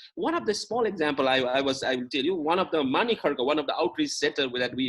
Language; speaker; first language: English; non-native, local second language; Nepali